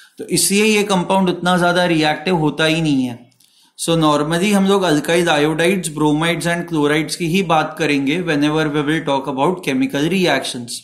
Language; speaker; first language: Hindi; non-native, local second language; Marathi